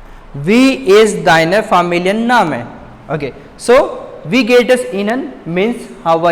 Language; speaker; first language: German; non-native, fluent; Hindi